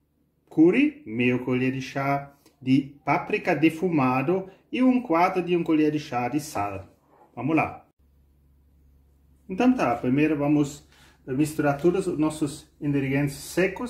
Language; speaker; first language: Portuguese; non-native, fluent; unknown